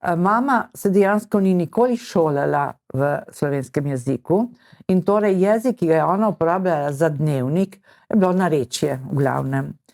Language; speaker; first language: Slovenian; early bilingual, heritage; Slovenian